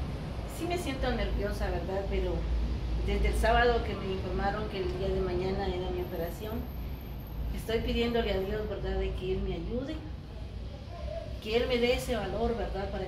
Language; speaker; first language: Spanish; native; Spanish